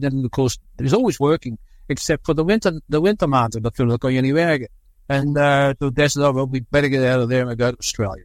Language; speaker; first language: English; early bilingual, other home language; Dutch